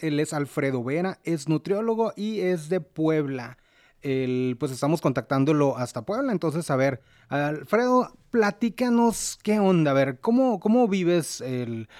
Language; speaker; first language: Spanish; native; Spanish